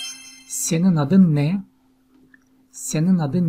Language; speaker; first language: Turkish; non-native, learner; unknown